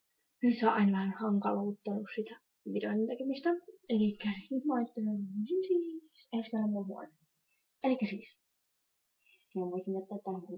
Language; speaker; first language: Finnish; native; Finnish